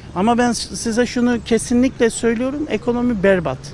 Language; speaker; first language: Turkish; native; Turkish